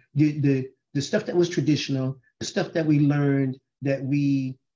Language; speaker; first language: English; native; English